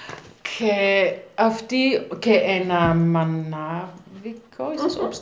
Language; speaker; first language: Greek; non-native, learner; German